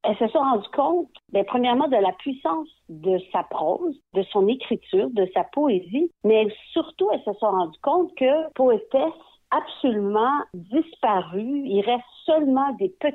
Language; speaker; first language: French; native; French